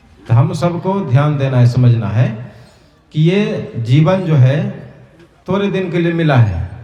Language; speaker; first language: Hindi; native; Hindi